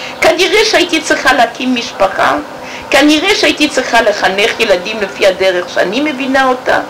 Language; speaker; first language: Hebrew; non-native, fluent; French